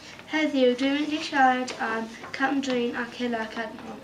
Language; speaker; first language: Welsh; non-native, local second language; English